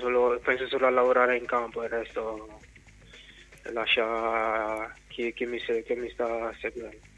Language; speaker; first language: Italian; non-native, fluent; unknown